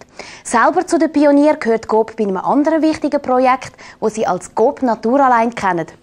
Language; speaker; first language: German; native; German